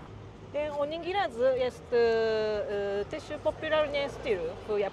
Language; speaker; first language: Polish; non-native, learner; Japanese